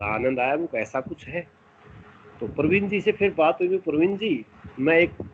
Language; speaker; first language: Hindi; native; Hindi